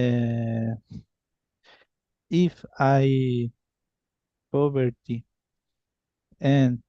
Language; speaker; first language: English; non-native, learner; Spanish